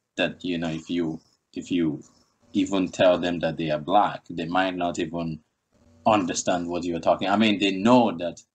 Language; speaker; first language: English; non-native, local second language; Igbo